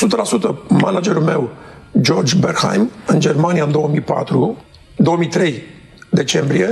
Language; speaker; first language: Romanian; native; Romanian